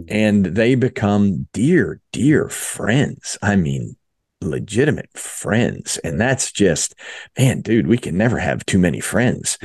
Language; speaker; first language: English; native; English